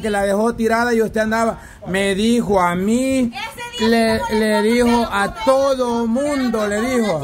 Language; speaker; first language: Spanish; native; Spanish